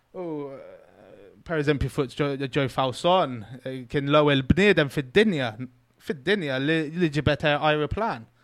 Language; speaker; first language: Maltese; early bilingual, heritage; Maltese